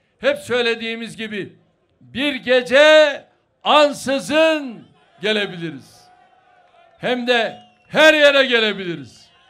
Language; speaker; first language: Turkish; native; Turkish